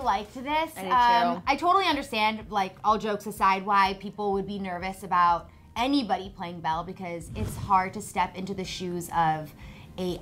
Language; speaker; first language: English; native; English